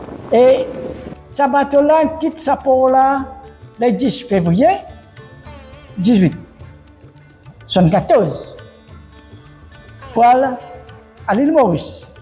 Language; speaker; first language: French; non-native, local second language; Morisyen